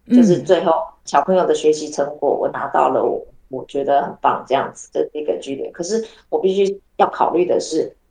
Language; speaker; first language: Chinese; native; Chinese